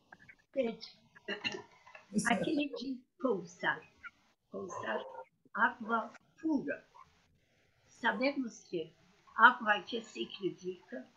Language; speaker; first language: Portuguese; non-native, learner; Persian